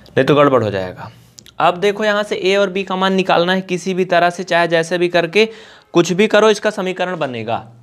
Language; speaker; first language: Hindi; native; Hindi